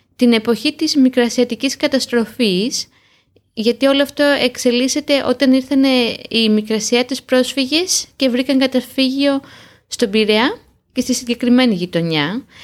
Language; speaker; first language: Greek; native; Greek